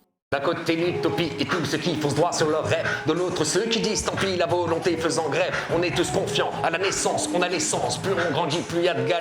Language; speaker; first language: French; native; French